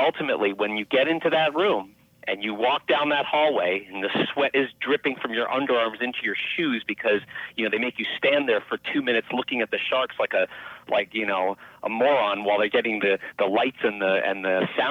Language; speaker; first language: English; native; English